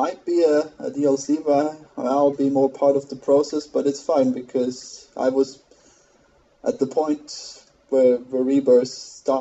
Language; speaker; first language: English; non-native, fluent; German